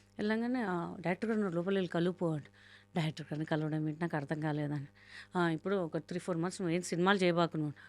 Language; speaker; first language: Telugu; non-native, local second language; Hindi